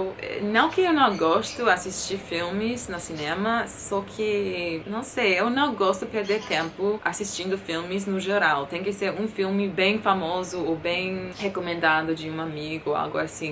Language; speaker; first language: Portuguese; non-native, fluent; English